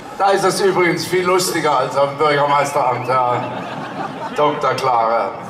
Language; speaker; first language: German; native; German